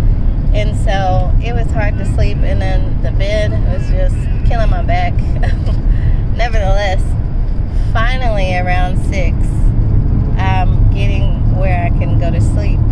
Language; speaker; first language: English; native; English